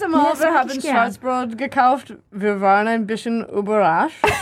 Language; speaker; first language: German; non-native, learner; English